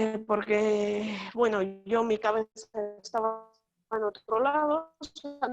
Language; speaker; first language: Spanish; native; Spanish